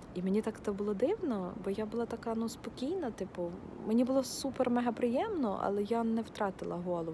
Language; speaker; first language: Ukrainian; non-native, local second language; Russian